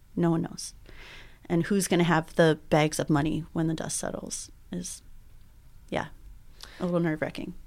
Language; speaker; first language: English; early bilingual, other home language; Spanish